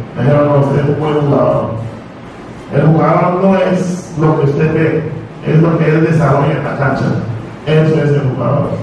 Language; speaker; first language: Spanish; native; Spanish